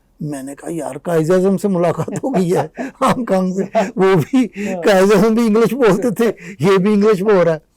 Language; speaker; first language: Urdu; non-native, local second language; Punjabi